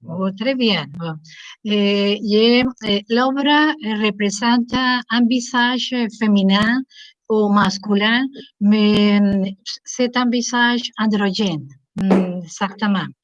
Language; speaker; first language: French; non-native, learner; Spanish